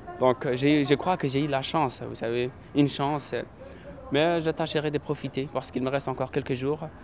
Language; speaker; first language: French; non-native, local second language; Somali